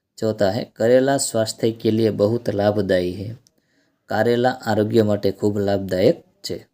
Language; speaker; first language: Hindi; non-native, local second language; Gujarati